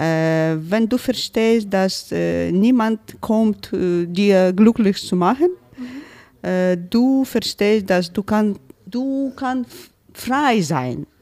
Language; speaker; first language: German; non-native, learner; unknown